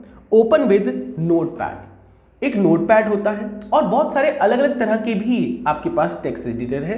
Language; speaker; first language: Hindi; native; Hindi